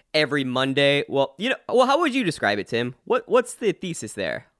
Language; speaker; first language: English; native; English